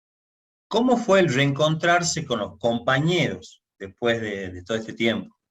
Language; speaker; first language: Spanish; native; Spanish